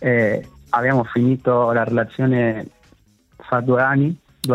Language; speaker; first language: Italian; non-native, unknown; Spanish